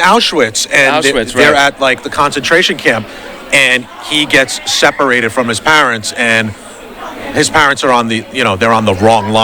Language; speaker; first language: English; native; English